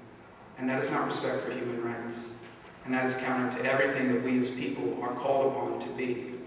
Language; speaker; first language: English; native; English